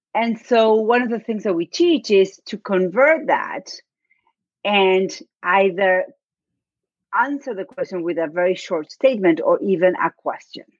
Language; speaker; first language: English; non-native, fluent; Spanish